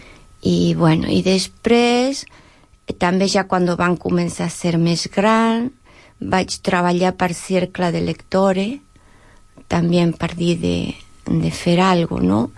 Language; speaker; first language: Catalan; non-native, learner; Spanish